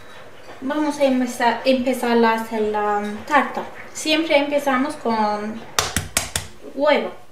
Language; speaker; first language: Spanish; non-native, learner; Turkish